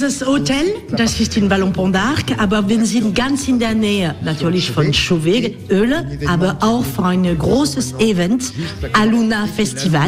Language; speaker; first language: German; non-native, learner; French